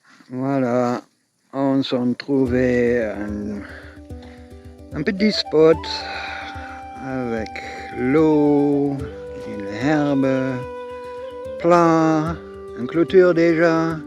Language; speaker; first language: French; non-native, learner; English